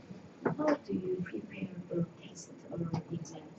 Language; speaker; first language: English; non-native, learner; Korean